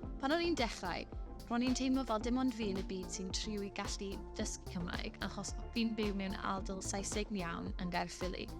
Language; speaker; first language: Welsh; non-native, local second language; English